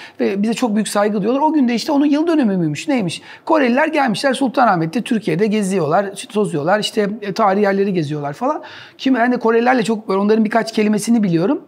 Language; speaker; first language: Turkish; native; Turkish